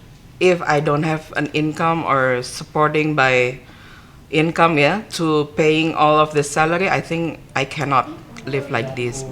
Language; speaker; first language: English; non-native, learner; Indonesian